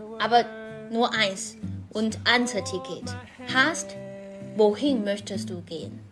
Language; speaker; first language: German; non-native, learner; Chinese